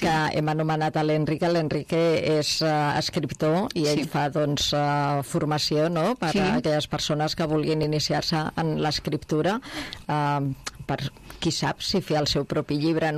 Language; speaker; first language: Catalan; native; Catalan